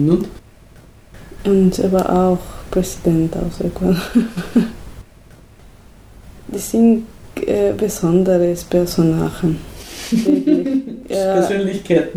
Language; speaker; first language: German; non-native, learner; Spanish